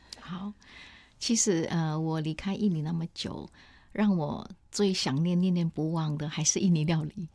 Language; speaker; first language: Chinese; non-native, fluent; Indonesian